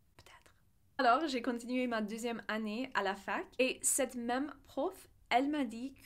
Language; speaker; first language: French; non-native, fluent; English